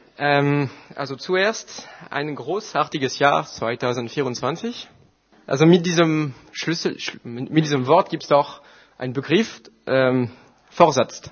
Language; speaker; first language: German; non-native, fluent; French